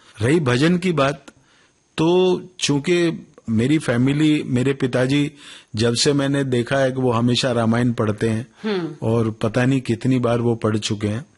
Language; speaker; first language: Hindi; native; Hindi